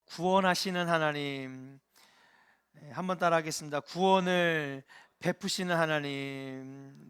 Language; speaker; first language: Korean; native; Korean